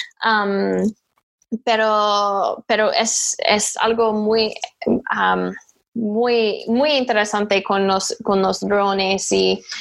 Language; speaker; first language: Spanish; non-native, learner; English